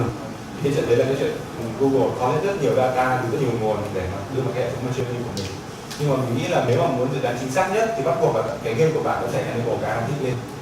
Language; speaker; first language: Vietnamese; native; Vietnamese